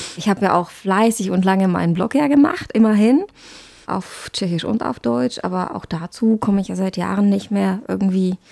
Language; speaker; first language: German; non-native, fluent; Czech